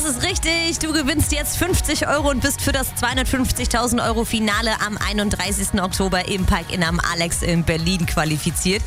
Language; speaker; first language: German; native; German